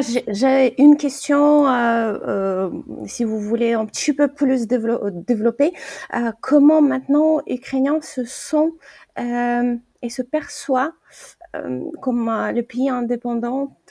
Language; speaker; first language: French; non-native, fluent; Ukrainian